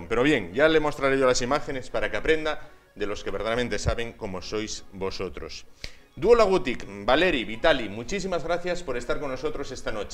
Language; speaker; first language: Spanish; native; Spanish